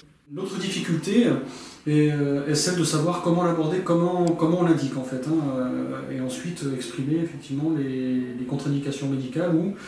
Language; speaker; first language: French; native; French